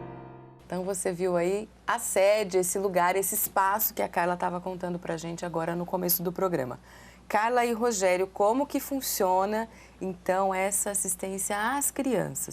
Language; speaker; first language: Portuguese; native; Portuguese